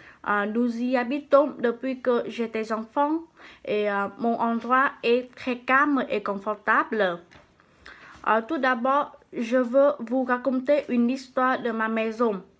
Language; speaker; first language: French; non-native, learner; Vietnamese